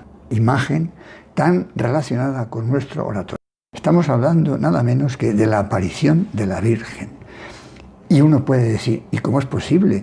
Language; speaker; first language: Spanish; native; Spanish